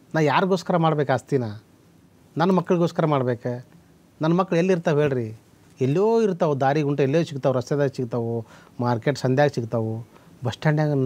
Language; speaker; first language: Kannada; native; Kannada